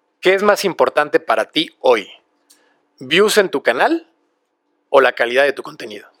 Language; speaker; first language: Spanish; native; Spanish